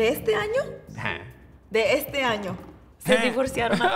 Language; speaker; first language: Spanish; non-native, learner; English